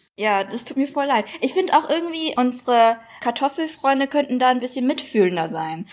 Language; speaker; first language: German; early bilingual, other home language; Vietnamese